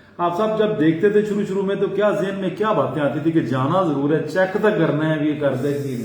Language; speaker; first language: Urdu; non-native, local second language; Punjabi